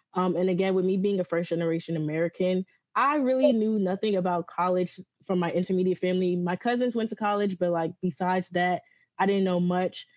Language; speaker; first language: English; early bilingual, other home language; Yoruba